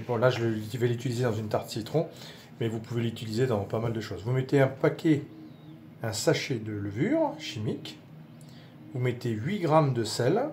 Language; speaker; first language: French; native; French